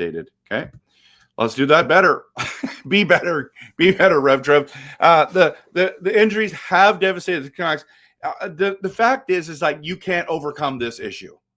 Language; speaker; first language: English; native; English